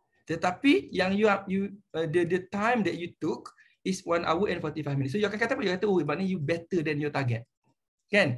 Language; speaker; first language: English; non-native, local second language; Malay